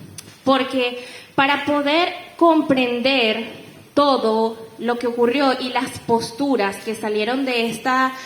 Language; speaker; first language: Spanish; native; Spanish